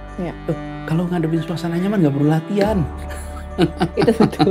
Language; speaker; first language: Indonesian; native; Indonesian